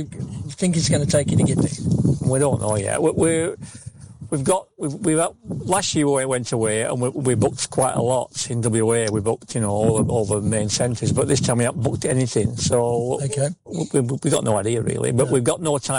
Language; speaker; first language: English; native; English